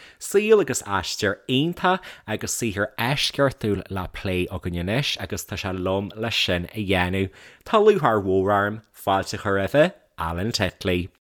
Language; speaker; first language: Irish; native; Irish